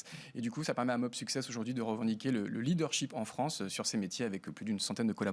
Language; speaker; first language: French; native; French